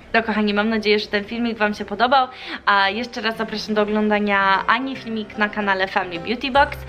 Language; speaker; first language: Polish; early bilingual, other home language; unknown